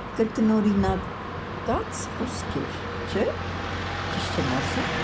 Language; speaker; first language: Armenian; native; Armenian